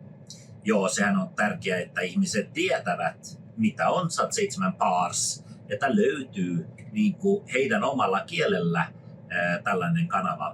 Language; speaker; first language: Finnish; non-native, fluent; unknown